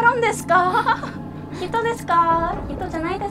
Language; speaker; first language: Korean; non-native, fluent; Japanese